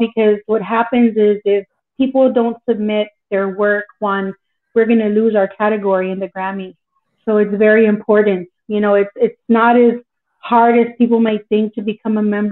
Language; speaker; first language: English; early bilingual, other home language; Spanish